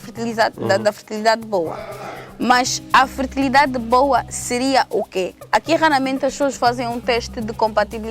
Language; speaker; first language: Portuguese; native; Portuguese